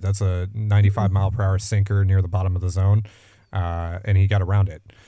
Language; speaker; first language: English; native; English